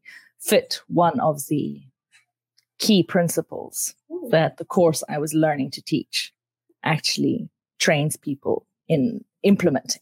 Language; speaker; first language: English; native; English